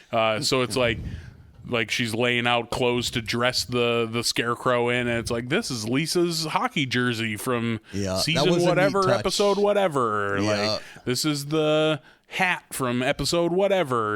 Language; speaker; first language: English; native; English